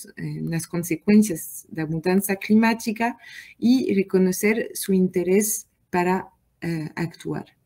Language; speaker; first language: Portuguese; non-native, learner; French